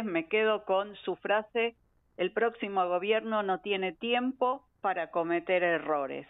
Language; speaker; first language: Spanish; native; Spanish